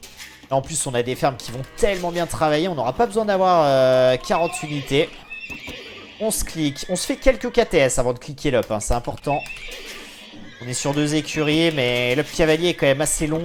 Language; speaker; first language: French; native; French